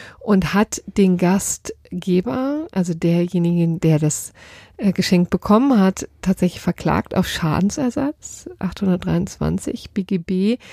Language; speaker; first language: German; native; German